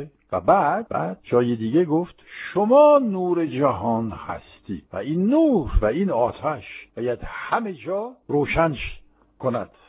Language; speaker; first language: Persian; non-native, fluent; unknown